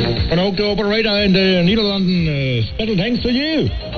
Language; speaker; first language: English; non-native, learner; German